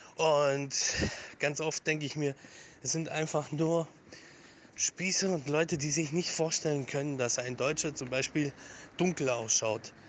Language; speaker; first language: German; native; German